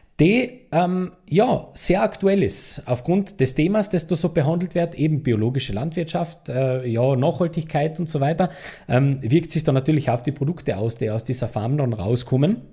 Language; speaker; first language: German; native; German